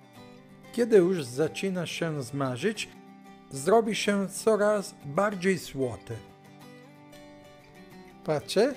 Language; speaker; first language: Polish; non-native, fluent; Italian